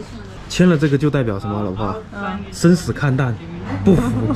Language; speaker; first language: Chinese; native; Chinese